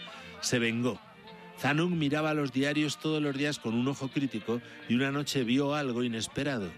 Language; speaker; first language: Spanish; native; Spanish